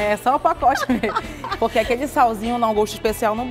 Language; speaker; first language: Portuguese; native; Portuguese